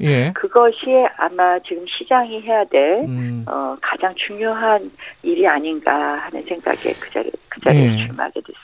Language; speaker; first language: Korean; native; Korean